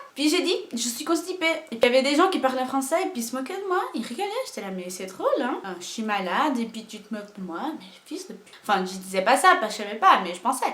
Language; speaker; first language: French; non-native, fluent; Portuguese